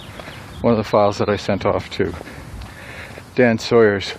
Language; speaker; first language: English; native; English